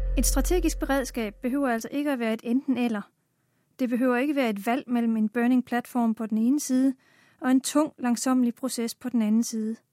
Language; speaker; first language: Danish; native; Danish